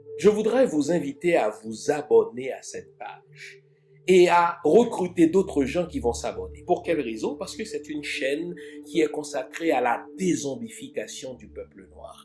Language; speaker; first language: French; non-native, local second language; Haitian Creole